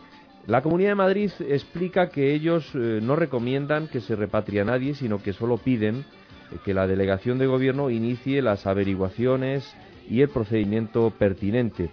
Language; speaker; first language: Spanish; native; Spanish